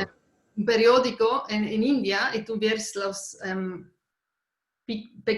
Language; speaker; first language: Spanish; non-native, fluent; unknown